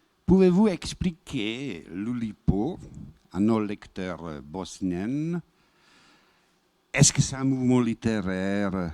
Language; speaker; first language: French; non-native, fluent; Bosnian